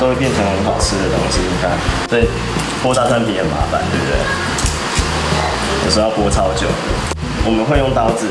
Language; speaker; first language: Chinese; native; Chinese